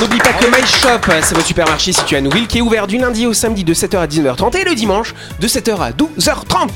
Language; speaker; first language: French; native; French